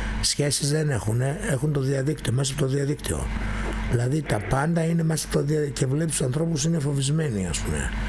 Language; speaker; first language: Greek; native; Greek